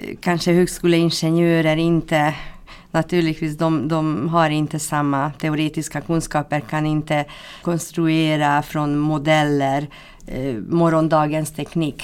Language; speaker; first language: Swedish; non-native, fluent; Hungarian